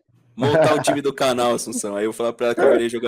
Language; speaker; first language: Portuguese; native; Portuguese